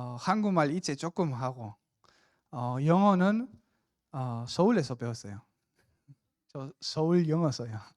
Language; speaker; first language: Korean; non-native, fluent; Spanish